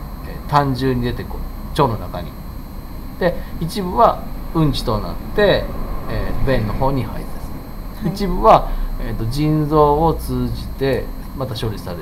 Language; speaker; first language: Japanese; native; Japanese